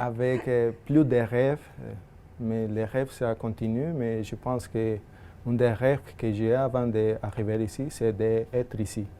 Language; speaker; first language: French; non-native, fluent; Spanish